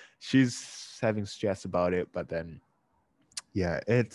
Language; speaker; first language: English; early bilingual, other home language; Japanese